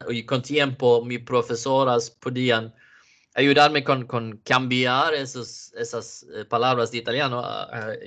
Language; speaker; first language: Spanish; non-native, learner; Swedish